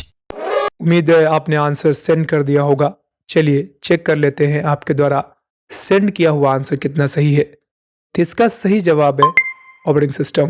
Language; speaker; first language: Hindi; native; Hindi